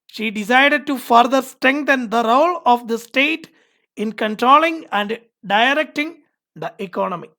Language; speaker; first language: English; non-native, local second language; Malayalam